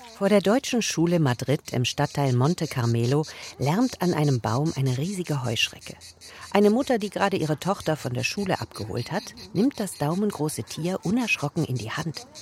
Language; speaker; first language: German; native; German